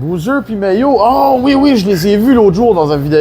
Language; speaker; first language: French; native; French